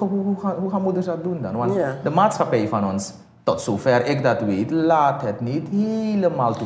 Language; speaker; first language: Dutch; native; Dutch